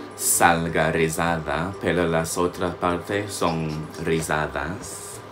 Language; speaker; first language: Spanish; non-native, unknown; English